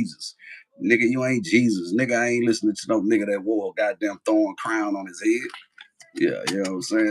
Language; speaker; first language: English; native; English